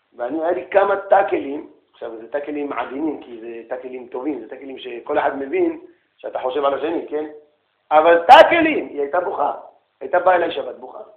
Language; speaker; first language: Hebrew; native; Hebrew